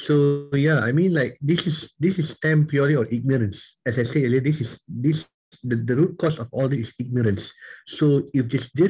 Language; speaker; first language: English; non-native, local second language; Tamil